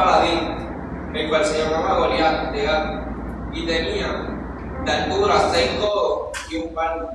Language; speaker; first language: Spanish; native; Spanish